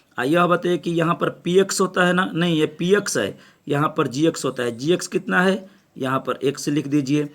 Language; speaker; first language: Hindi; native; Hindi